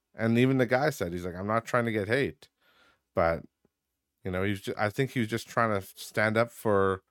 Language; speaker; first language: English; native; English